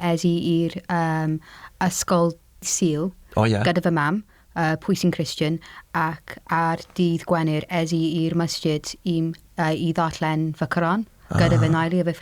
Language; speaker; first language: Welsh; non-native, local second language; English